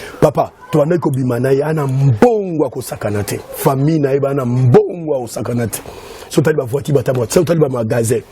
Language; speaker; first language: Lingala; native; Lingala